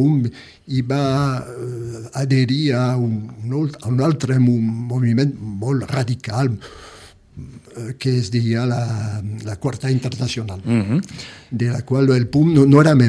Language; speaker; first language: Catalan; early bilingual, heritage; Catalan